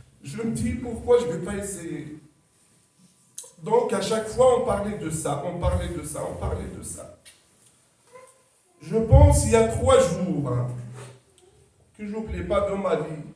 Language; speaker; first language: French; non-native, local second language; Kabyle